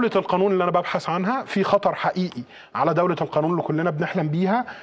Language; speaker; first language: Arabic; native; Arabic